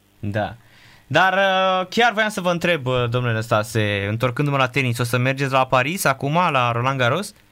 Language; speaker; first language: Romanian; native; Romanian